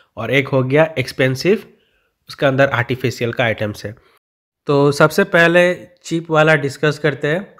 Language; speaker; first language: Hindi; non-native, local second language; Bangla